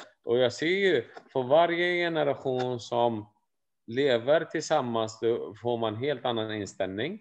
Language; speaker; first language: Swedish; non-native, fluent; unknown